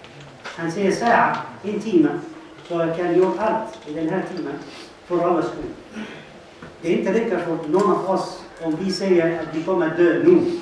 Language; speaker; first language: Swedish; non-native, fluent; Arabic